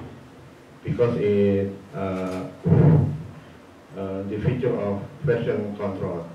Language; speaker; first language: English; non-native, learner; Indonesian